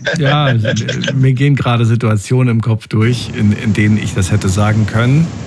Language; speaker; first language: German; native; German